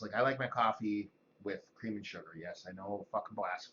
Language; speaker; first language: English; native; English